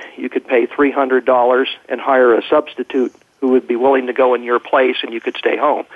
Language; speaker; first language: English; native; English